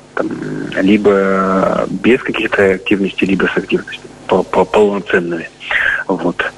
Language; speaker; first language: Russian; native; Russian